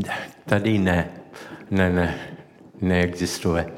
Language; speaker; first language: Czech; non-native, learner; English